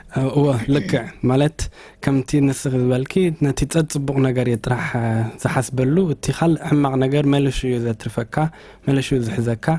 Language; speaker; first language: Tigrinya; early bilingual, heritage; Tigrinya